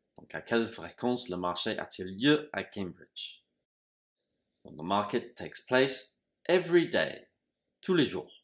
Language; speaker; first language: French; non-native, fluent; English